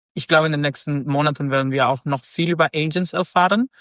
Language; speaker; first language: German; non-native, fluent; Spanish